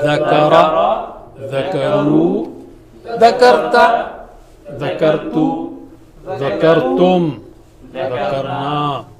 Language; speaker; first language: Arabic; non-native, fluent; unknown